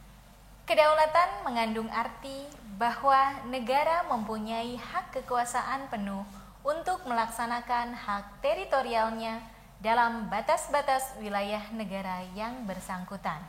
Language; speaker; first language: Indonesian; native; Indonesian